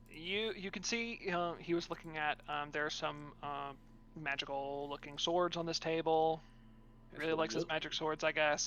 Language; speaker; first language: English; native; English